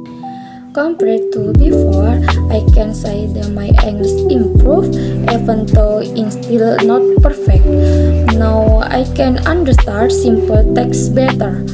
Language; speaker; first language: English; non-native, learner; Indonesian